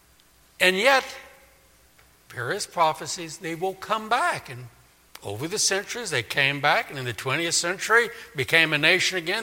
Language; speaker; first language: English; native; English